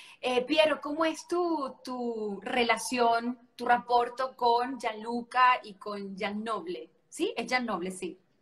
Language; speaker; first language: Spanish; native; Spanish